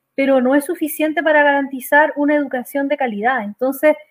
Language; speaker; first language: Spanish; native; Spanish